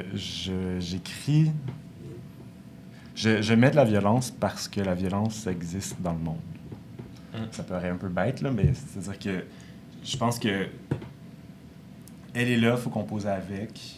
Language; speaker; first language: French; native; French